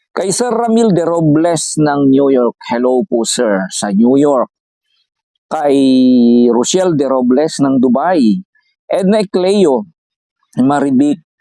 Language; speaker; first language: Filipino; non-native, local second language; Iloko